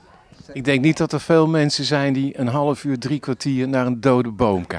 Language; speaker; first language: Dutch; native; Dutch